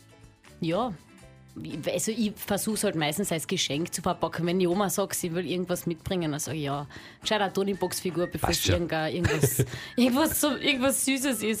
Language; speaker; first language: German; native; German